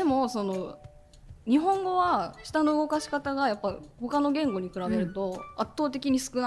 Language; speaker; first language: Japanese; native; Japanese